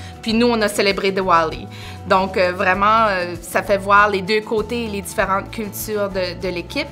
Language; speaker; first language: French; native; French